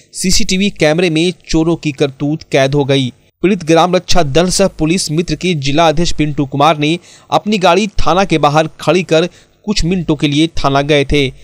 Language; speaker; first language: Hindi; native; Hindi